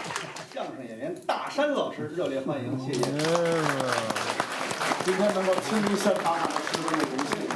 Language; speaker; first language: Chinese; native; Chinese